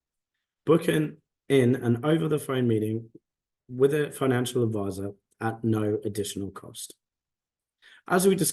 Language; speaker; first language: English; native; English